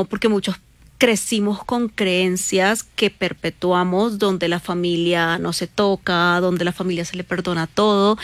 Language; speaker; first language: Spanish; native; Spanish